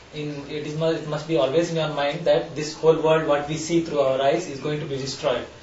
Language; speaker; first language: Hindi; native; Hindi